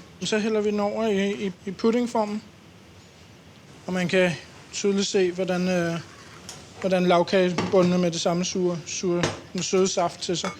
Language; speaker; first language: Danish; native; Danish